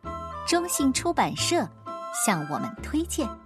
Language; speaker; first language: Chinese; native; Chinese